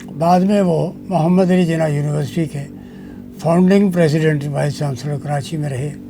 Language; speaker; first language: Urdu; non-native, local second language; Saraiki